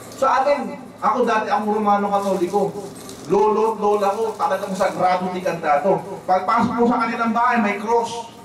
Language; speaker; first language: Filipino; non-native, local second language; Waray